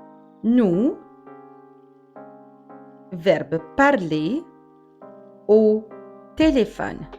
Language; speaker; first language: French; non-native, fluent; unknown